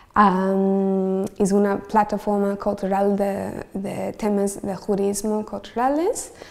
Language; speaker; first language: Spanish; non-native, learner; English